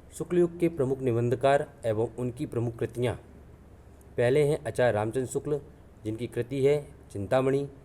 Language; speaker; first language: Hindi; native; Hindi